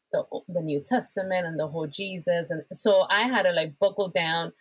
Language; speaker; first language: English; early bilingual, other home language; Spanish